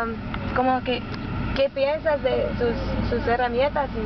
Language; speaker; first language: Spanish; non-native, learner; English